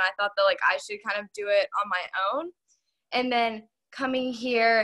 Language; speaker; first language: English; native; English